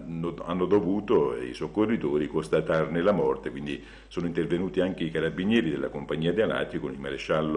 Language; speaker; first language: Italian; native; Italian